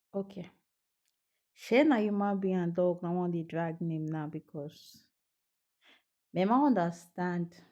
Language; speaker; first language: Nigerian Pidgin; native; Nigerian Pidgin